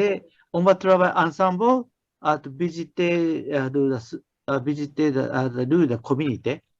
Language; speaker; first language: French; non-native, learner; Japanese